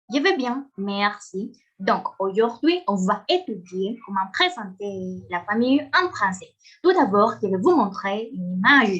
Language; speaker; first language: French; non-native, fluent; Spanish